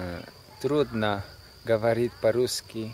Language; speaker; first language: Russian; non-native, learner; Polish